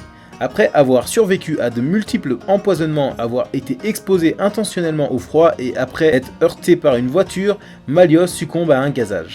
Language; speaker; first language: French; native; French